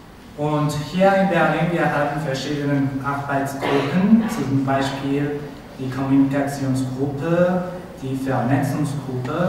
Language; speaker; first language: German; non-native, learner; Spanish